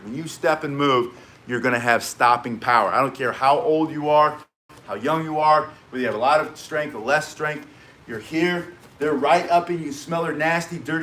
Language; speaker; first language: English; native; English